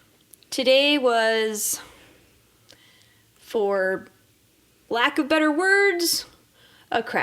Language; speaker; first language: English; native; English